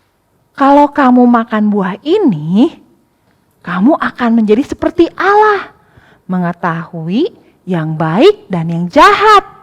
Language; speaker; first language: Indonesian; native; Indonesian